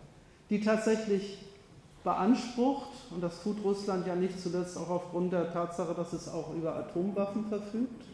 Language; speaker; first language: German; native; German